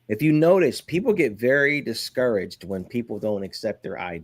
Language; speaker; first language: English; native; English